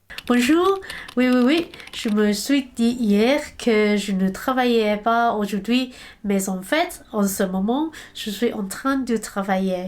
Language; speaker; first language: French; non-native, learner; Cantonese